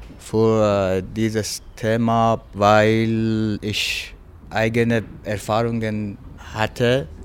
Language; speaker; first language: German; non-native, learner; Persian